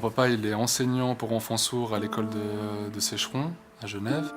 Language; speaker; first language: French; non-native, local second language; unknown